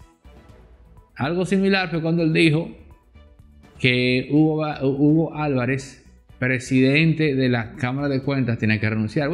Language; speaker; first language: Spanish; native; Spanish